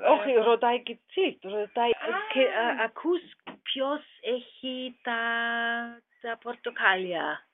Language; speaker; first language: Greek; non-native, learner; German